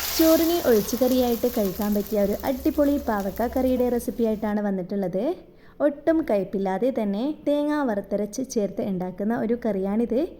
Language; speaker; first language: Malayalam; native; Malayalam